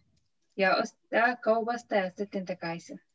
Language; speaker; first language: Finnish; non-native, learner; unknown